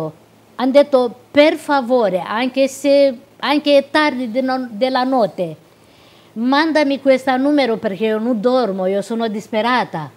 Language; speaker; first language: Italian; non-native, local second language; Romanian